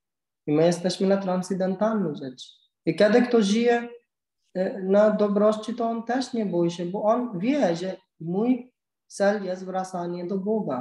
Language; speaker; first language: Polish; non-native, learner; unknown